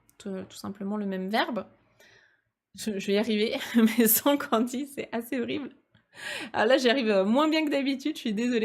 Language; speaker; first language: French; native; French